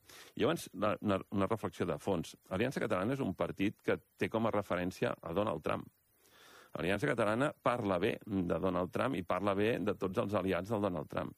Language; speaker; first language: Catalan; native; Catalan